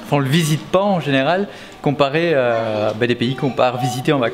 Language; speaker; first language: French; native; French